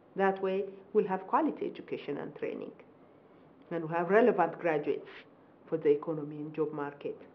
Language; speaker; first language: English; non-native, fluent; Amharic